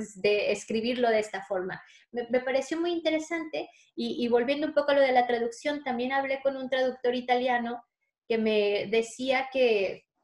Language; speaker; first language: Spanish; native; Spanish